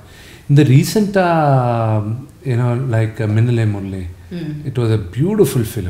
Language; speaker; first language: Tamil; non-native, local second language; Telugu